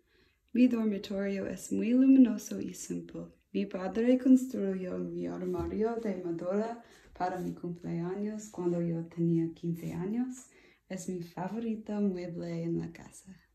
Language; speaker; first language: Spanish; non-native, learner; English